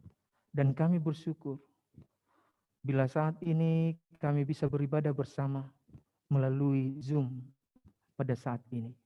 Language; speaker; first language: Indonesian; native; Indonesian